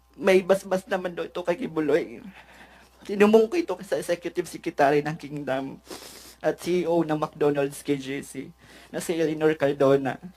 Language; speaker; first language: Filipino; native; Filipino